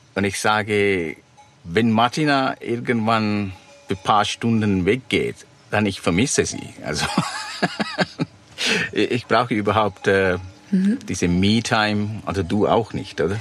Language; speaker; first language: German; non-native, fluent; Sinhala